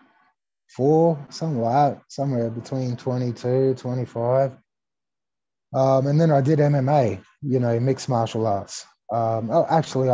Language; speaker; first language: English; early bilingual, other home language; Greek